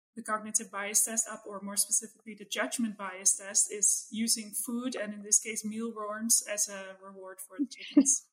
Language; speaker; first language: English; non-native, fluent; Dutch